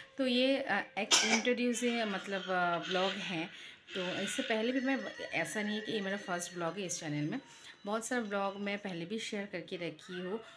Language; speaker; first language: Hindi; non-native, local second language; Bangla